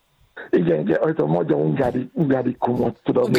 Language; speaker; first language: Hungarian; non-native, learner; Yoruba